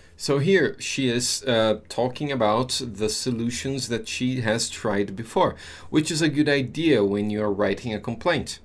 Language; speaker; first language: English; non-native, fluent; Portuguese